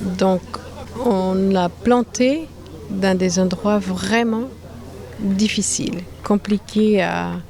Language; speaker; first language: French; non-native, fluent; Portuguese